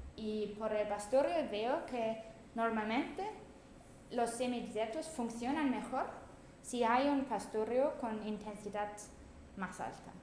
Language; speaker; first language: Spanish; non-native, fluent; German